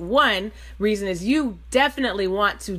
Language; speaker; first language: English; native; English